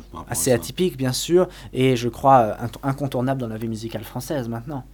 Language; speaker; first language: French; native; French